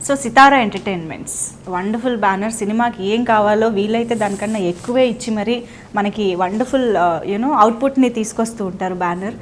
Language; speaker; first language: Telugu; native; Telugu